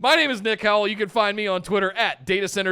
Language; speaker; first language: English; native; English